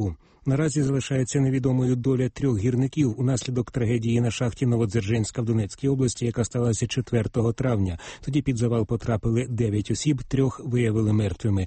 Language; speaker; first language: Ukrainian; native; Ukrainian